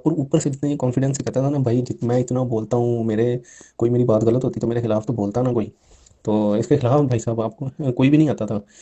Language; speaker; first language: Urdu; non-native, local second language; Punjabi